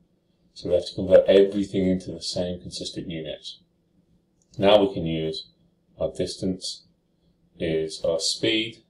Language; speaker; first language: English; native; English